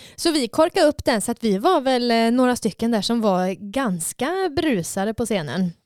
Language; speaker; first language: Swedish; native; Swedish